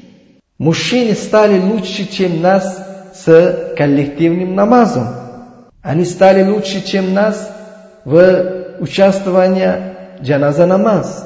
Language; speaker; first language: Russian; non-native, learner; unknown